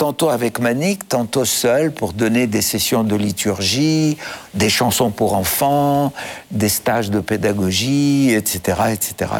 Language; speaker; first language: French; non-native, fluent; Greek